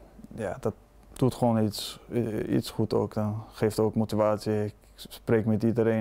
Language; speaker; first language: Dutch; non-native, fluent; Danish